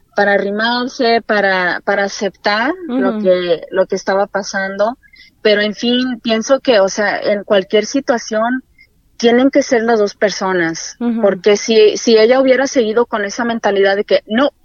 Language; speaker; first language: Spanish; native; Spanish